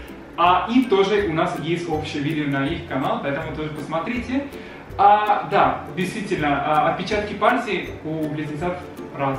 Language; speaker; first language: Russian; non-native, fluent; Spanish